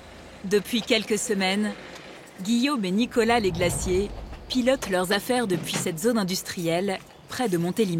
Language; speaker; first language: French; native; French